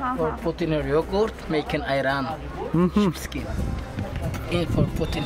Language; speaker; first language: English; non-native, learner; Arabic